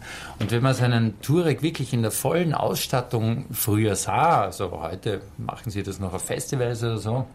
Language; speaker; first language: German; native; German